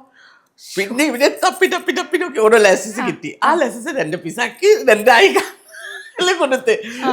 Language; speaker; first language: Malayalam; non-native, learner; Assamese